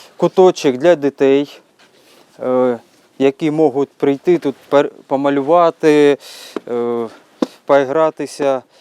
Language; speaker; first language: Ukrainian; native; Ukrainian